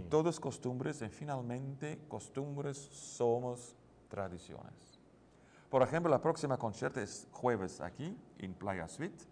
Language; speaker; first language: Spanish; non-native, learner; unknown